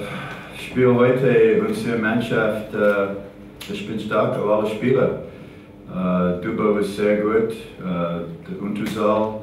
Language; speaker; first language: German; non-native, learner; English